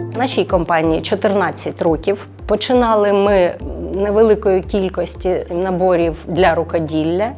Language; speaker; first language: Ukrainian; non-native, local second language; Russian